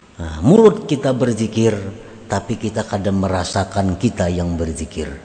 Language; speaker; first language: Indonesian; non-native, local second language; Banjar